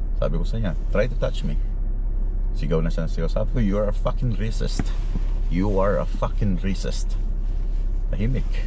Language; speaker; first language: Filipino; native; Filipino